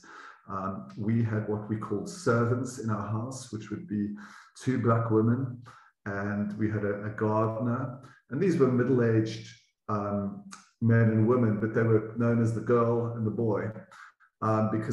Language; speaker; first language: English; native; English